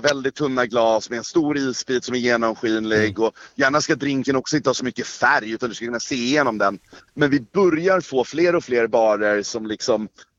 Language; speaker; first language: Swedish; native; Swedish